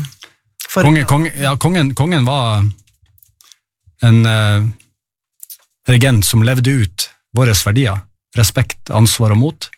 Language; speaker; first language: Norwegian; native; Norwegian